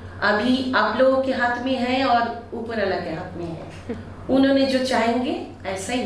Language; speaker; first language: Hindi; non-native, local second language; Bangla